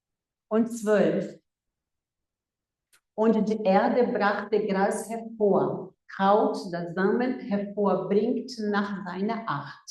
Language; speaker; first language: German; non-native, fluent; Portuguese